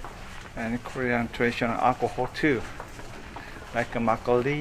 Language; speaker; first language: English; non-native, fluent; Korean